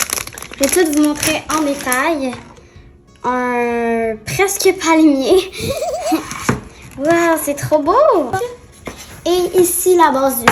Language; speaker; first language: French; native; French